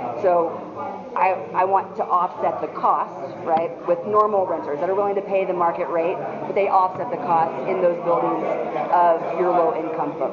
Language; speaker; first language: English; native; English